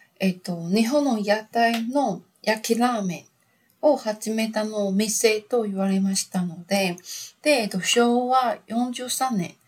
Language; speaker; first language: Japanese; non-native, learner; Chinese